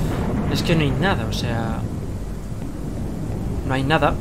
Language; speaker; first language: Spanish; native; Spanish